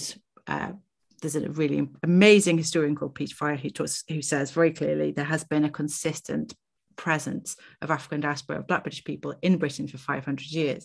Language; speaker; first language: English; native; English